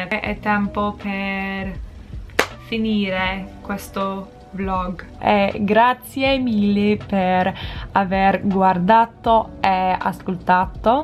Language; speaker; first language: Italian; non-native, learner; English